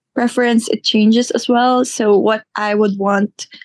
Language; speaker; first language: English; non-native, local second language; Filipino